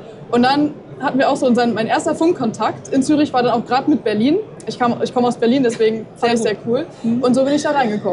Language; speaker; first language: German; native; German